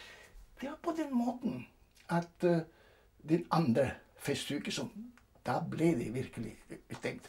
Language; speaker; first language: Norwegian; non-native, fluent; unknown